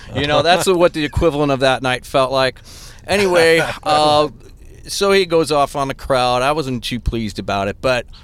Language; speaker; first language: English; native; English